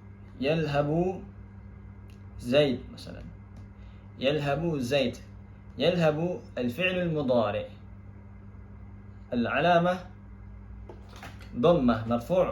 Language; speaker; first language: Arabic; non-native, fluent; Indonesian